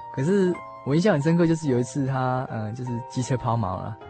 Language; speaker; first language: Chinese; native; Chinese